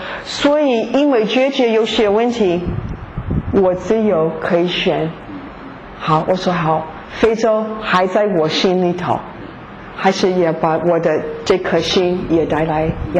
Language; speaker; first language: Chinese; non-native, fluent; English